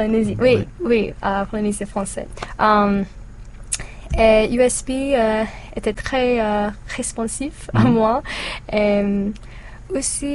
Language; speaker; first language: French; non-native, learner; English